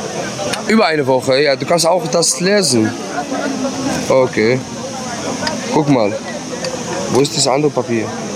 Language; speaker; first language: German; non-native, learner; Arabic